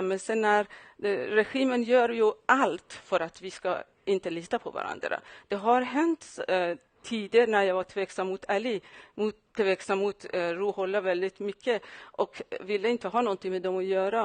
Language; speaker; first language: Swedish; non-native, fluent; Persian